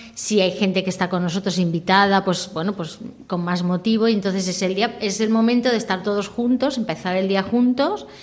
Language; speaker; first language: Spanish; non-native, local second language; Catalan